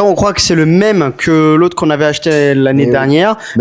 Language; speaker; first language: French; native; French